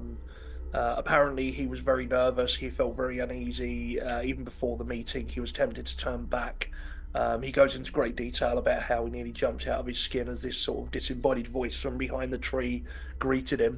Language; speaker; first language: English; native; English